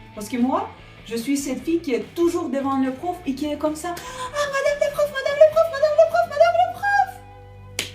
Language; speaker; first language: French; non-native, fluent; Ukrainian